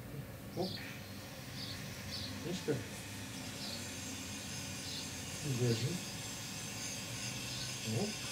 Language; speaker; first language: Bulgarian; non-native, learner; Russian